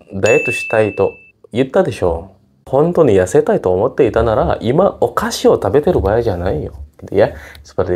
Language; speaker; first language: Japanese; non-native, fluent; Indonesian